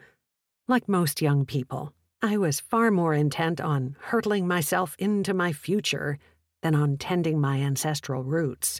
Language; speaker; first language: English; early bilingual, other home language; Czech